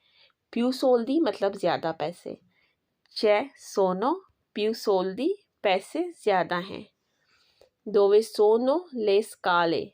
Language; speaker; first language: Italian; non-native, learner; Urdu